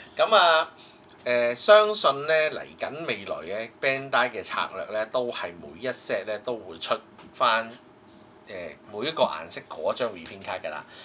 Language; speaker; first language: Cantonese; native; Cantonese